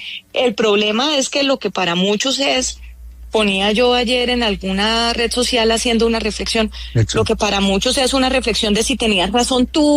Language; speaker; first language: Spanish; native; Spanish